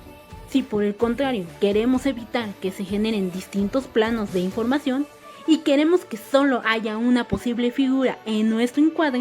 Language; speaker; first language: Spanish; native; Spanish